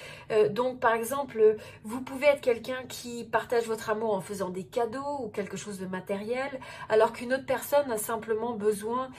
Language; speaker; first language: French; native; French